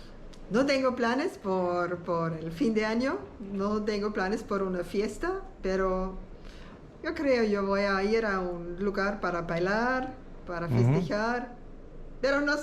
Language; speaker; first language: Spanish; non-native, learner; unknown